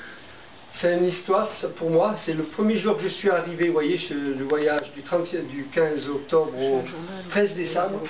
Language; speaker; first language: French; native; French